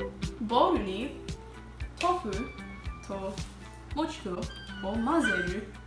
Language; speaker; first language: Japanese; non-native, learner; English